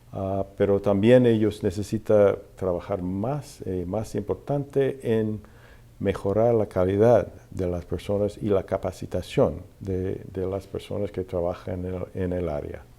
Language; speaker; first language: Spanish; non-native, fluent; English